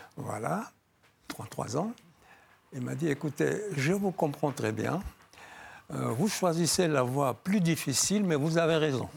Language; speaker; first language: French; non-native, fluent; Georgian